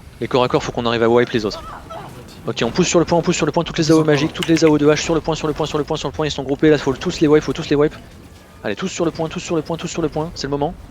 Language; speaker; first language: French; native; French